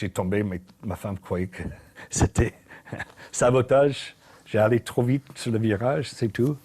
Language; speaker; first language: French; non-native, learner; English